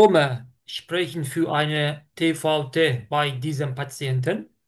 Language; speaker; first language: German; non-native, fluent; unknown